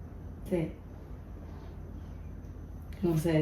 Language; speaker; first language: Spanish; non-native, learner; English